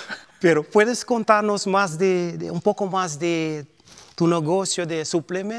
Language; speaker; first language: Spanish; non-native, fluent; Papiamento